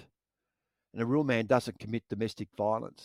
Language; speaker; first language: English; native; English